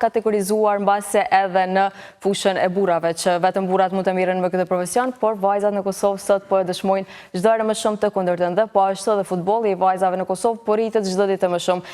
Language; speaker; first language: Albanian; native; Albanian